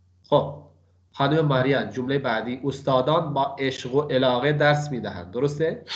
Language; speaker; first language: Persian; non-native, fluent; Urdu